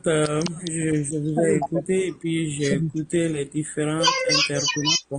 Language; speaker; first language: French; non-native, local second language; Bambara